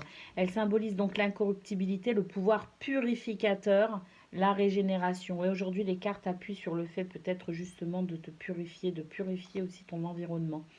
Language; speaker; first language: French; native; French